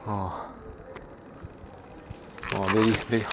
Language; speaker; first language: English; non-native, learner; Japanese